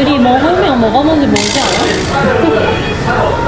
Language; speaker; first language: Korean; non-native, fluent; Japanese